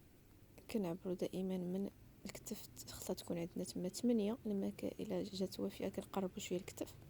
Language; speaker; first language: Arabic; native; Arabic